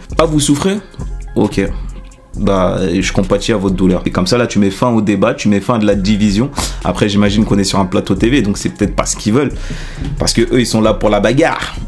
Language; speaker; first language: French; native; French